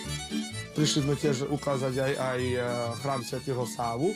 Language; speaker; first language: Slovak; early bilingual, heritage; Slovak